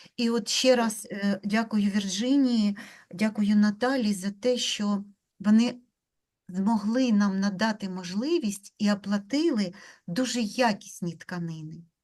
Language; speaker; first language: Ukrainian; non-native, local second language; Russian